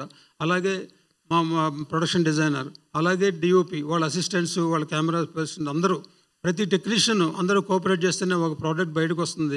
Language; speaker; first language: Telugu; native; Telugu